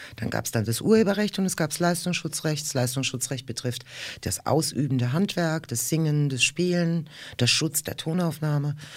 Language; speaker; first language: German; early bilingual, other home language; Russian